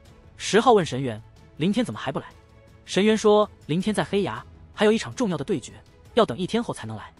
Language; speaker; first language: Chinese; native; Chinese